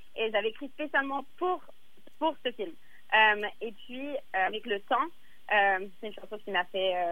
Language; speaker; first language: French; native; French